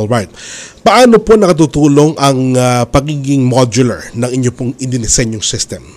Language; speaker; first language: Filipino; native; Filipino